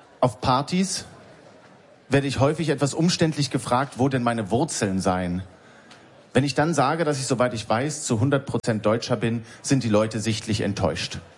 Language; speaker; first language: German; native; German